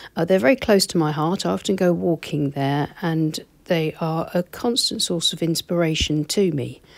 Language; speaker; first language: English; native; English